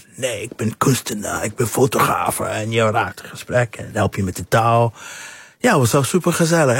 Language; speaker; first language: Dutch; non-native, fluent; English